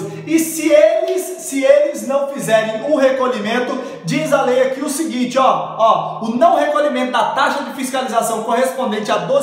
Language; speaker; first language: Portuguese; native; Portuguese